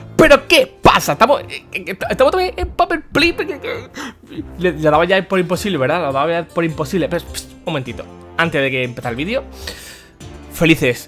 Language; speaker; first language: Spanish; native; Spanish